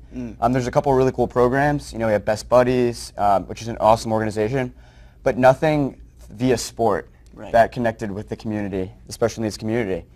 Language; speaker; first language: English; native; English